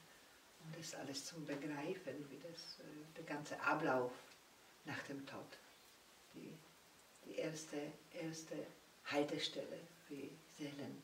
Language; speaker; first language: German; non-native, learner; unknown